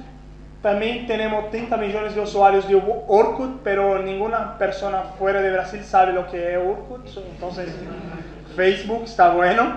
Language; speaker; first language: Spanish; non-native, fluent; Portuguese